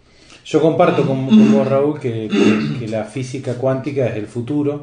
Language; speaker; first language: Spanish; native; Spanish